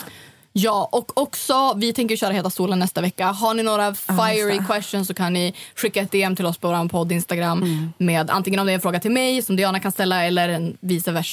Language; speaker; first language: Swedish; native; Swedish